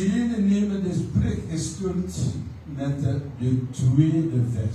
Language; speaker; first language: Dutch; non-native, learner; French